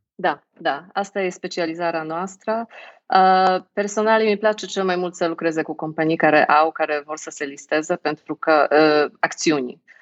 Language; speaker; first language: Romanian; non-native, fluent; Polish